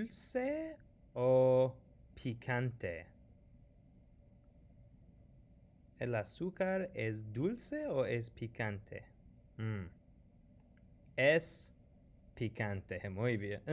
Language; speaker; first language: Spanish; non-native, fluent; English